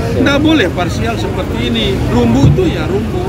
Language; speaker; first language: Indonesian; non-native, local second language; Sasak